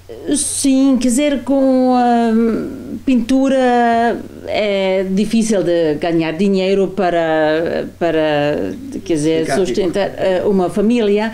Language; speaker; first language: Portuguese; non-native, fluent; German